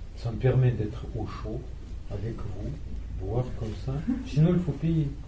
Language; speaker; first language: French; non-native, fluent; Russian